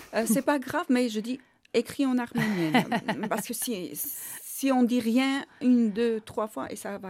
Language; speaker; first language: French; non-native, fluent; Armenian